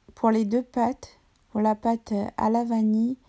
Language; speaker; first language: French; non-native, local second language; Arabic